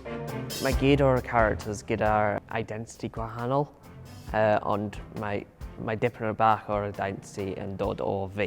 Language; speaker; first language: Welsh; non-native, local second language; English